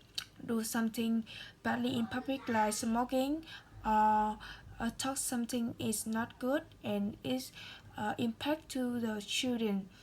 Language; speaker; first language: English; non-native, learner; Vietnamese